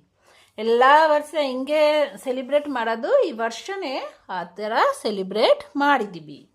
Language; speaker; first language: Kannada; non-native, local second language; Urdu